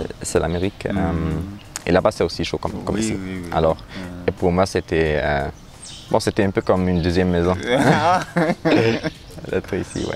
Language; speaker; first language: French; non-native, learner; German